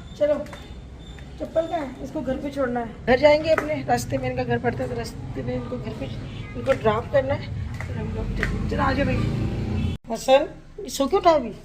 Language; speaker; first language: Urdu; native; Urdu